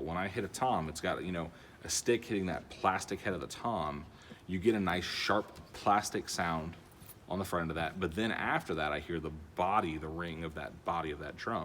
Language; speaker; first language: English; native; English